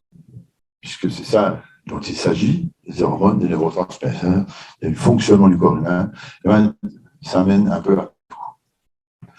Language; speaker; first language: French; native; French